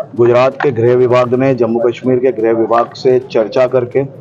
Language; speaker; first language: Hindi; non-native, local second language; Gujarati